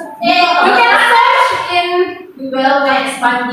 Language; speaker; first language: English; non-native, learner; Indonesian